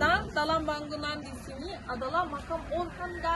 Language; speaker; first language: Indonesian; non-native, learner; Turkish